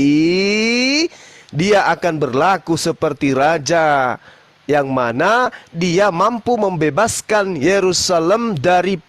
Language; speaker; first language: Indonesian; native; Indonesian